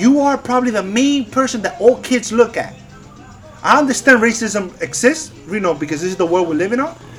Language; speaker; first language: English; early bilingual, other home language; Spanish